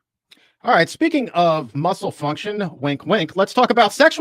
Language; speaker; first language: English; native; English